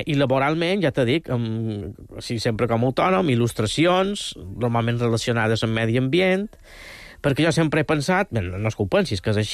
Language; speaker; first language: Catalan; native; Catalan